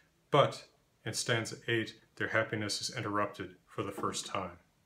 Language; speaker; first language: English; native; English